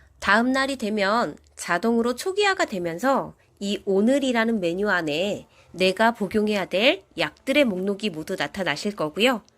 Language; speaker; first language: Korean; native; Korean